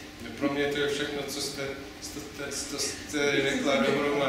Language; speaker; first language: Czech; non-native, fluent; English